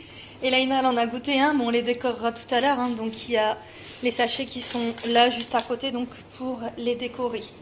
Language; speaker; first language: French; native; French